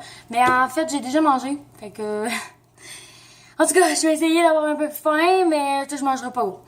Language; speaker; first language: French; native; French